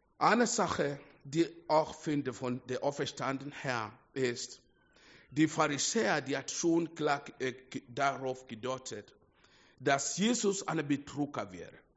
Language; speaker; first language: German; non-native, fluent; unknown